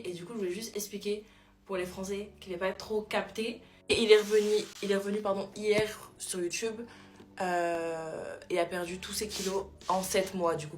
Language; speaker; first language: French; native; French